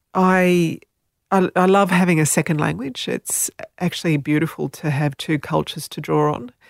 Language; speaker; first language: English; non-native, local second language; Slovenian